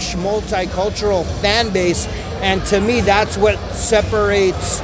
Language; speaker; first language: English; native; English